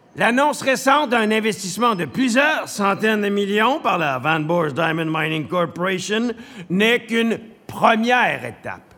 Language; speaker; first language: French; native; French